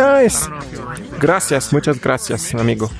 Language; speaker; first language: Spanish; non-native, learner; French